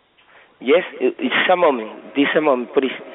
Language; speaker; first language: English; non-native, learner; Spanish